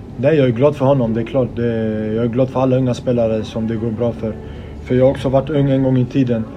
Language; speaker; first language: Swedish; early bilingual, other home language; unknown